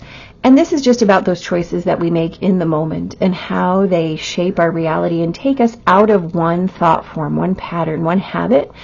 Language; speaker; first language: English; native; English